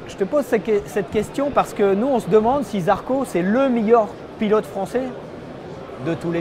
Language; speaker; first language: French; native; French